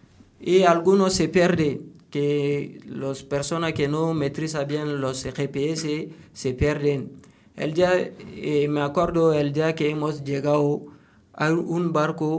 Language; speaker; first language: Spanish; non-native, learner; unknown